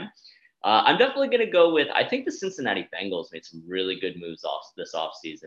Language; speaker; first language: English; native; English